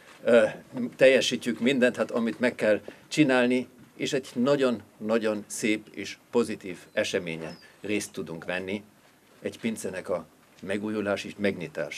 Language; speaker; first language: Hungarian; non-native, fluent; German